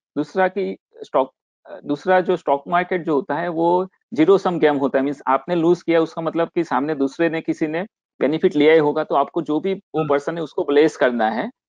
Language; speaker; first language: Hindi; non-native, local second language; Gujarati